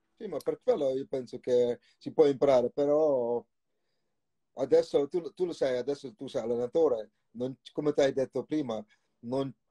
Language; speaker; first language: Italian; non-native, fluent; Dutch